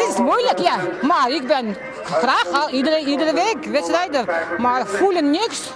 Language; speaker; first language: Dutch; non-native, learner; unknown